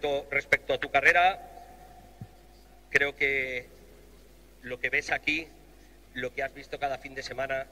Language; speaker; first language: Spanish; native; Spanish